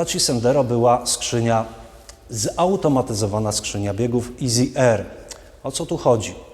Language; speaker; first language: Polish; native; Polish